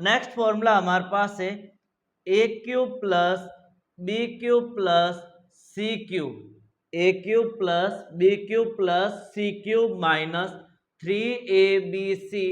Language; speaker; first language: Hindi; native; Hindi